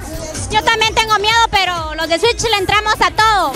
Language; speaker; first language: Spanish; native; Spanish